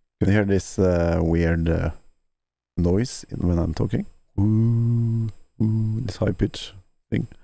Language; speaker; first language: English; non-native, fluent; Norwegian